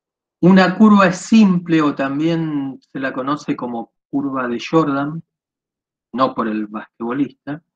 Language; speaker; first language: Spanish; native; Spanish